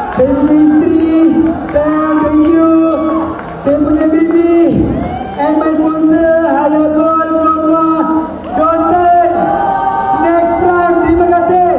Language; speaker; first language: Malay; native; Malay